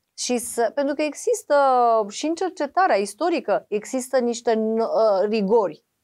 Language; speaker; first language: Romanian; native; Romanian